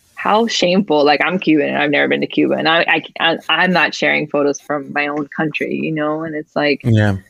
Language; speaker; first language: English; early bilingual, other home language; Spanish